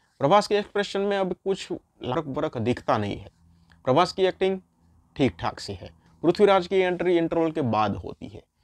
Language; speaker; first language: Hindi; non-native, local second language; Gujarati